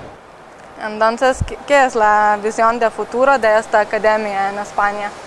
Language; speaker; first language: Spanish; non-native, learner; Lithuanian